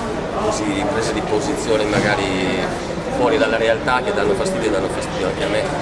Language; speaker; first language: Italian; native; Italian